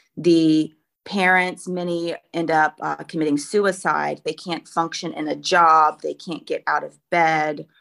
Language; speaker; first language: English; native; English